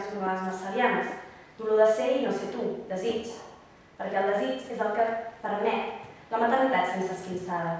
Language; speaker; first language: Catalan; native; Catalan